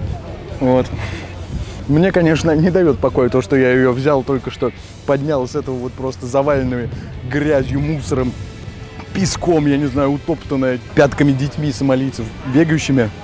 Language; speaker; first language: Russian; native; Russian